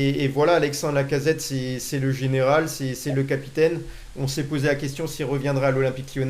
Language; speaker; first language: French; native; French